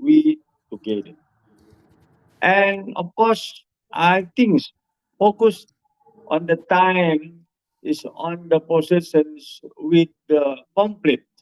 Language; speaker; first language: English; non-native, learner; Indonesian